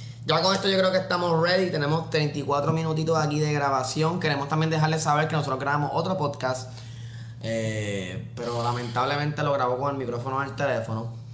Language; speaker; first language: Spanish; native; Spanish